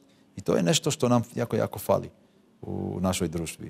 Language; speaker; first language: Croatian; non-native, fluent; Hebrew